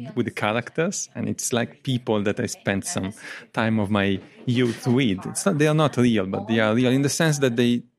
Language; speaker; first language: English; non-native, fluent; Italian